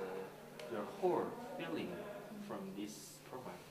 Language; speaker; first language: English; non-native, learner; Korean